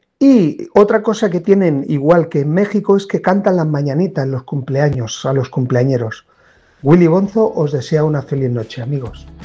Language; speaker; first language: Spanish; native; Spanish